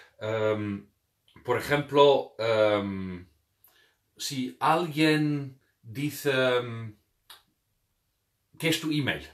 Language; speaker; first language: Spanish; non-native, fluent; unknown